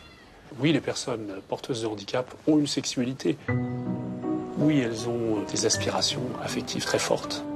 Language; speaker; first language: French; native; French